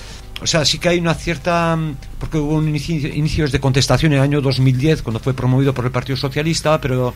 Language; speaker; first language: Spanish; native; Spanish